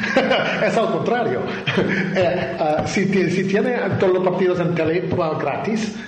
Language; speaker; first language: Spanish; non-native, learner; English